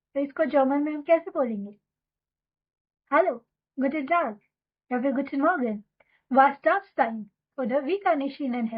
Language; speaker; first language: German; non-native, fluent; Hindi